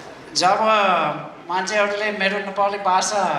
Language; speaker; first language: Nepali; non-native, fluent; English